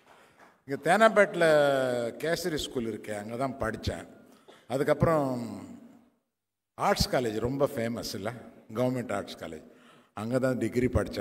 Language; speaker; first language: Tamil; non-native, local second language; Telugu